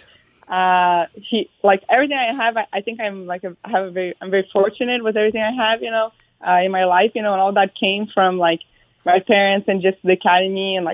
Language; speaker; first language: English; native; English